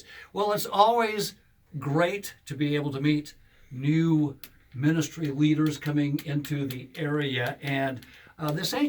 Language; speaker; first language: English; native; English